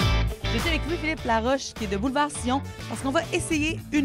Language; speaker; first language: French; native; French